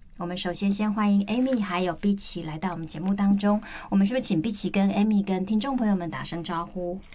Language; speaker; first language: Chinese; native; Chinese